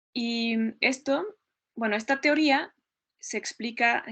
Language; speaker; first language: Spanish; native; Spanish